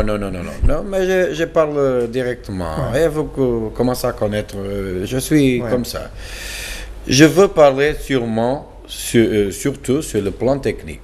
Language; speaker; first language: French; non-native, learner; Portuguese